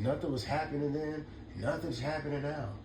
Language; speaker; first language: English; native; English